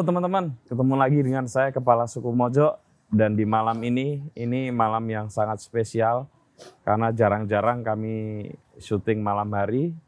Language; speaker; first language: Indonesian; non-native, local second language; Javanese